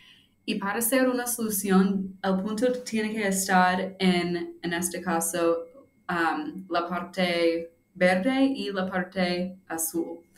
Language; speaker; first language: Spanish; non-native, fluent; English